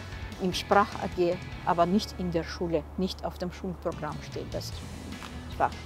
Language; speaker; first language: German; non-native, local second language; Russian